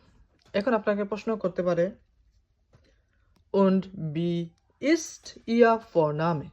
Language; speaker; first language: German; non-native, fluent; Bangla